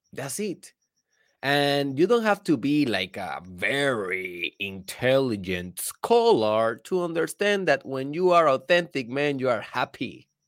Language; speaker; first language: English; non-native, fluent; Spanish